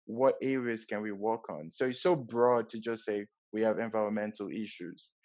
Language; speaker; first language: English; non-native, local second language; Yoruba